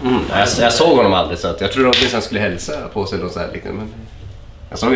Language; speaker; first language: Swedish; native; Swedish